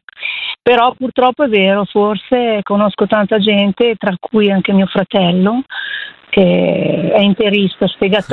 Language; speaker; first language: Italian; native; Italian